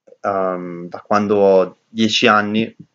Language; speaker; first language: Italian; early bilingual, heritage; English